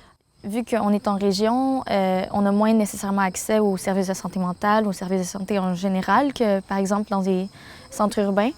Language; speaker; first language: French; native; French